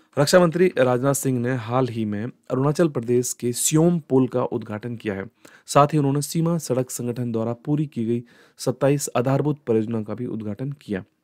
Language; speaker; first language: Hindi; native; Hindi